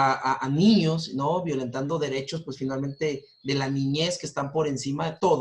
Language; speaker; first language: Spanish; native; Spanish